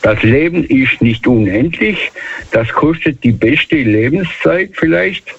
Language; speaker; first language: German; native; German